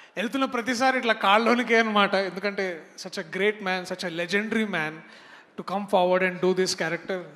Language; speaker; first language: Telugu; native; Telugu